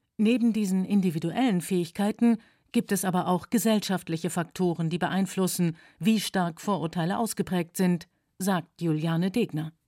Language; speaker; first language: German; native; German